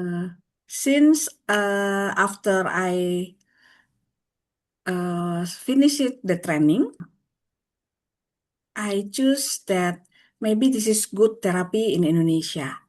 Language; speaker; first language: English; non-native, learner; Indonesian